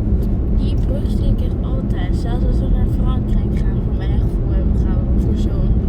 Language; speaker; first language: Dutch; native; Dutch